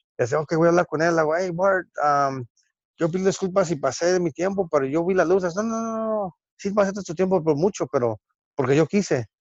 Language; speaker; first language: Spanish; early bilingual, heritage; Spanish